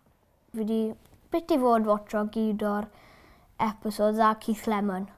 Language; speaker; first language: Welsh; native; Welsh